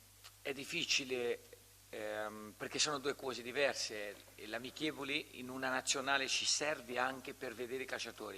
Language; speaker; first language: Italian; non-native, fluent; Portuguese